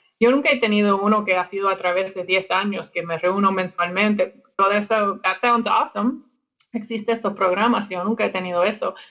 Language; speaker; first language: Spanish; non-native, fluent; English